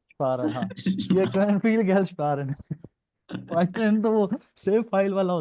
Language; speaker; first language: German; non-native, learner; Punjabi